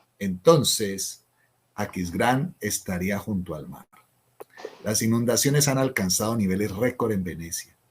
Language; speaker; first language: Spanish; native; Spanish